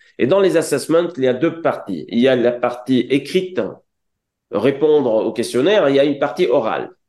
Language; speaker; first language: French; non-native, local second language; Arabic